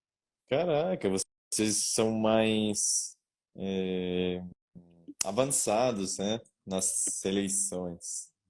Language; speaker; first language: Portuguese; non-native, learner; Spanish